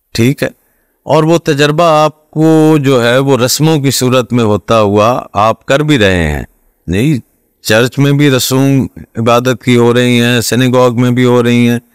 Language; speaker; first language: Urdu; non-native, local second language; Punjabi